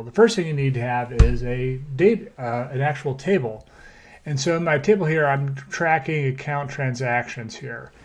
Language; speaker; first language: English; native; English